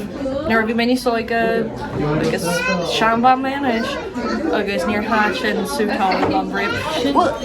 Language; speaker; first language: Irish; non-native, learner; English